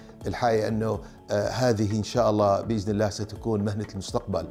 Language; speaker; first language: Arabic; native; Arabic